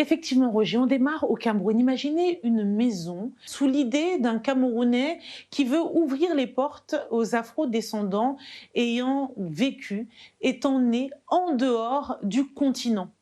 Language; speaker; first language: French; native; French